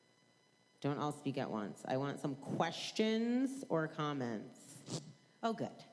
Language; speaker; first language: English; native; English